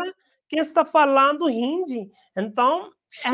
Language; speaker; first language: Portuguese; non-native, learner; Hindi